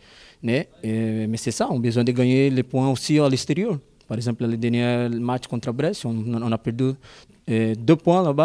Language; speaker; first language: French; non-native, learner; Portuguese